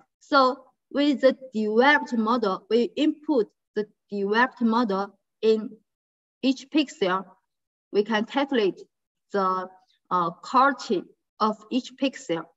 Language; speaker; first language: English; non-native, fluent; Chinese